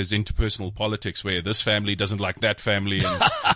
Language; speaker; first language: English; native; English